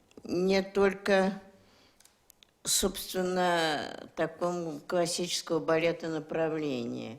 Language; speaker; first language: Russian; native; Russian